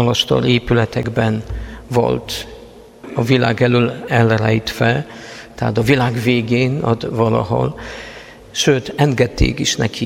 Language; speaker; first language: Hungarian; non-native, fluent; Polish